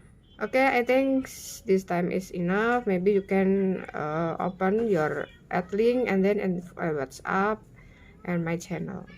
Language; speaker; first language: English; non-native, learner; Indonesian